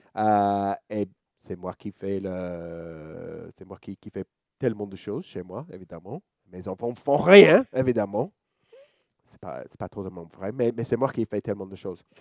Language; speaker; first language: French; non-native, fluent; English